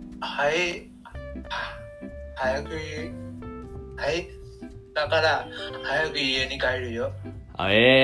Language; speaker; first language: Japanese; non-native, learner; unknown